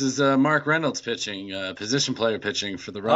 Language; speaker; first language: English; native; English